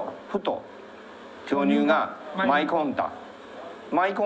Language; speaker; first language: Japanese; non-native, learner; Chinese